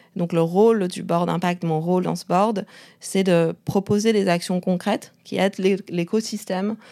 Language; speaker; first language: French; non-native, fluent; Chinese